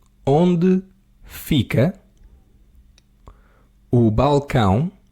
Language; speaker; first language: Portuguese; non-native, learner; English